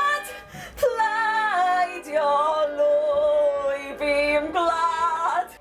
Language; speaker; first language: Welsh; native; Welsh